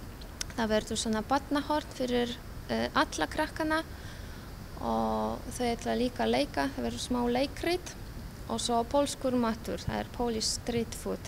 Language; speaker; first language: Icelandic; non-native, fluent; Polish